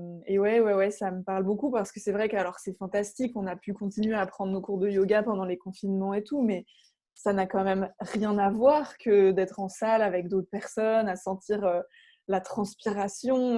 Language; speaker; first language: French; native; French